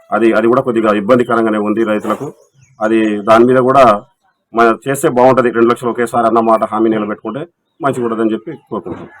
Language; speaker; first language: Telugu; non-native, local second language; Lambadi